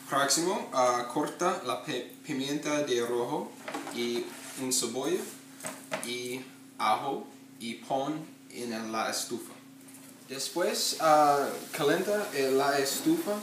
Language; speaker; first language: Spanish; non-native, learner; English